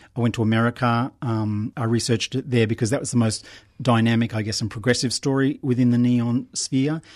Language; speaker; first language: English; native; English